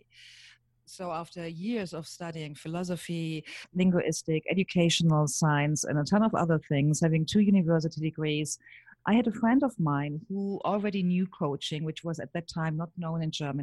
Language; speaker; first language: English; non-native, fluent; German